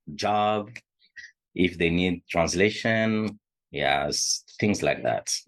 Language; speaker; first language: English; non-native, fluent; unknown